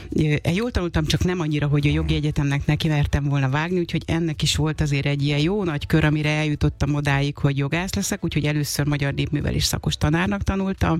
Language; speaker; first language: Hungarian; native; Hungarian